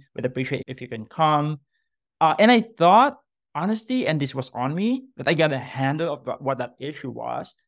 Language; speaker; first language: English; non-native, local second language; Filipino